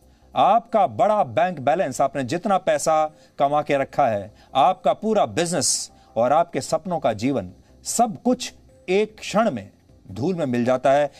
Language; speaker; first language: Hindi; native; Hindi